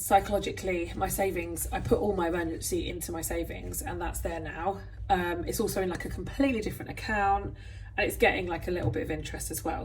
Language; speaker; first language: English; native; English